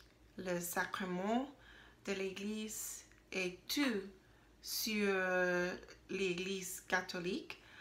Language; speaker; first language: French; non-native, learner; English